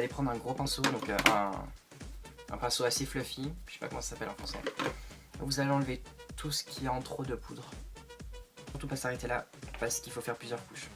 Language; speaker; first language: French; native; French